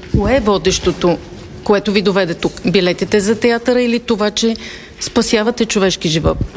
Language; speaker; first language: Bulgarian; native; Bulgarian